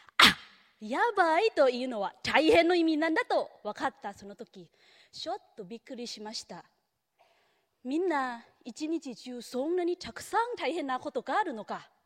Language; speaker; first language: Japanese; non-native, fluent; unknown